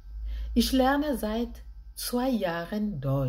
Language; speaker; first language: German; non-native, fluent; French